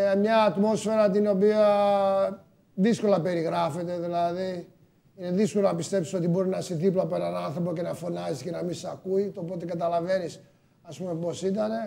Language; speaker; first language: Greek; early bilingual, heritage; Greek